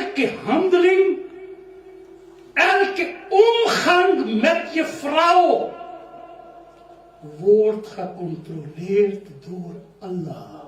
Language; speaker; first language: Dutch; non-native, learner; Urdu